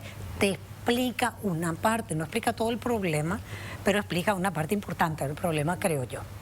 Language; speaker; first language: Spanish; native; Spanish